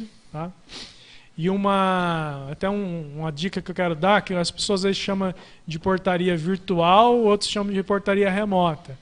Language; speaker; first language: Portuguese; native; Portuguese